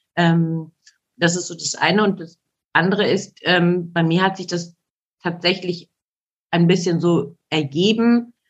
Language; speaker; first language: German; early bilingual, other home language; Turkish